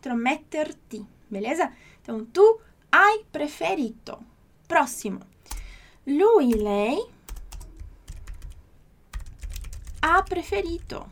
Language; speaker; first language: Italian; non-native, fluent; Portuguese